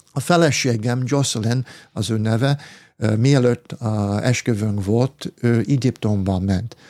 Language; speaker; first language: Hungarian; early bilingual, heritage; English